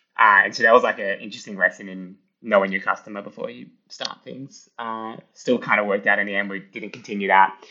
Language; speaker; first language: English; early bilingual, other home language; Italian